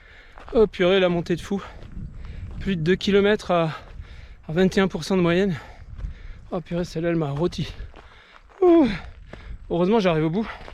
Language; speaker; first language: French; native; French